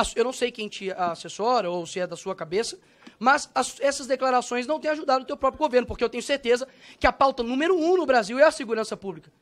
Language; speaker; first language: Portuguese; native; Portuguese